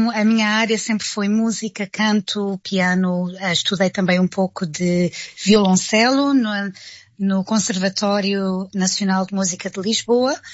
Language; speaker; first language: Portuguese; native; Portuguese